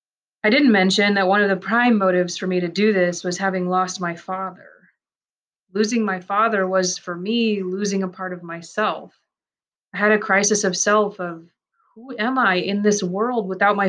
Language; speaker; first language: English; early bilingual, other home language; Persian